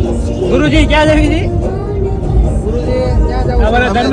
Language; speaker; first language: Hindi; non-native, local second language; Gujarati